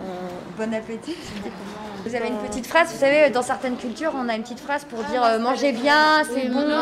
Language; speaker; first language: French; native; French